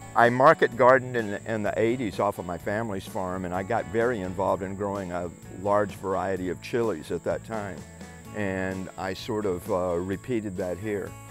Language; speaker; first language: English; native; English